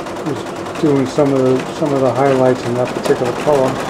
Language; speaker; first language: English; native; English